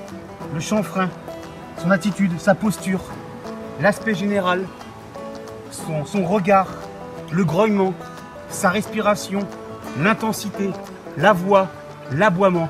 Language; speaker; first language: French; native; French